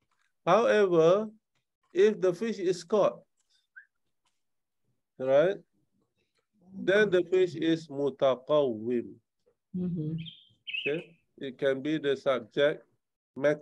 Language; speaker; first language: English; non-native, fluent; Malay